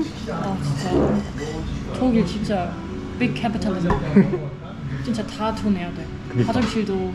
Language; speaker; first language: Korean; non-native, fluent; German